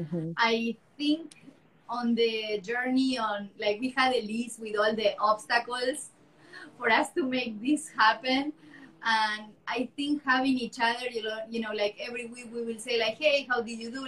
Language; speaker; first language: English; native; English